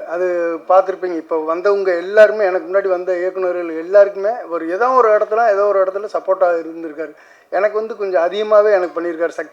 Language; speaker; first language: Tamil; native; Tamil